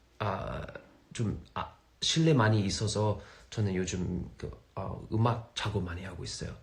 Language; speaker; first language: Korean; non-native, fluent; English